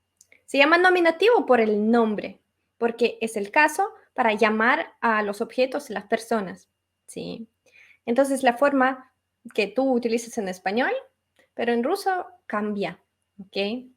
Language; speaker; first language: Spanish; non-native, fluent; Russian